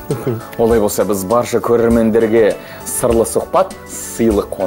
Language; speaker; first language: Kazakh; native; Kazakh